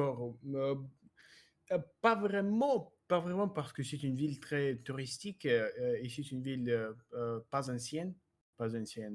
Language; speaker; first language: French; non-native, learner; Russian